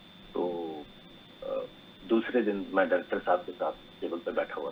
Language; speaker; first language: Hindi; native; Hindi